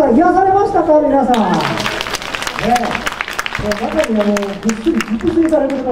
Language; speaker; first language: Japanese; native; Japanese